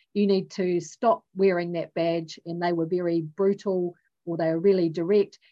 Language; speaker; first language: English; native; English